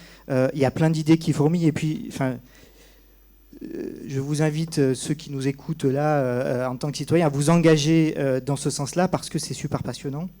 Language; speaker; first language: French; native; French